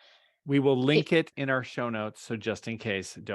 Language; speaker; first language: English; native; English